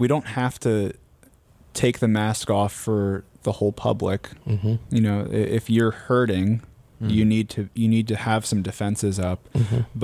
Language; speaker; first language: English; native; English